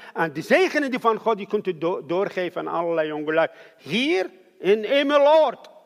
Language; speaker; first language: Dutch; non-native, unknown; Arabic